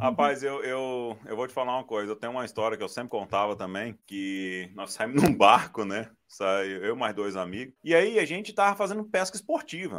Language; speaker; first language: Portuguese; native; Portuguese